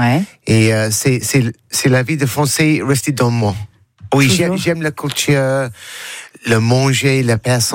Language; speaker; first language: French; non-native, learner; English